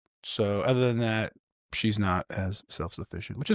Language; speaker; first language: English; native; English